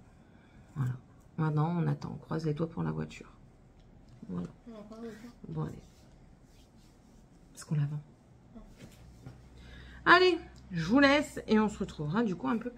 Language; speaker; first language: French; native; French